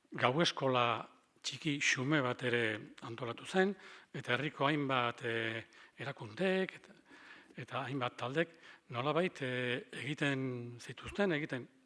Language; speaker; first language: Basque; native; Basque